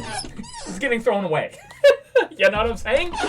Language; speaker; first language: English; native; English